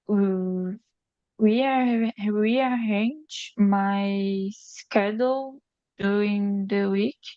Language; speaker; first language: English; non-native, learner; Portuguese